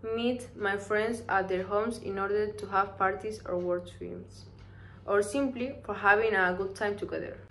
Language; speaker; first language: English; non-native, learner; Spanish